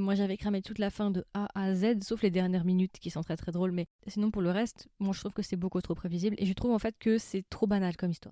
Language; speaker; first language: French; native; French